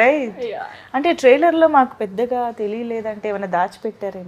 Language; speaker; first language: Telugu; native; Telugu